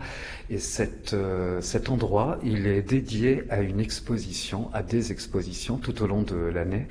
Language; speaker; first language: French; native; French